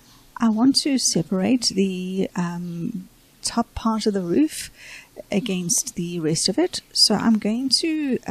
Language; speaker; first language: English; native; English